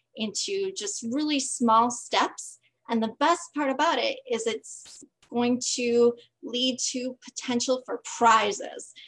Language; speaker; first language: English; native; English